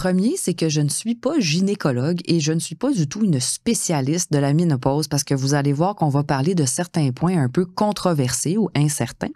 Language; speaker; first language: French; native; French